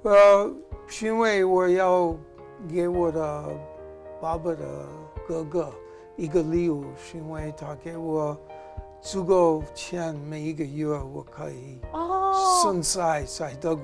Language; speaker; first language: Chinese; non-native, learner; English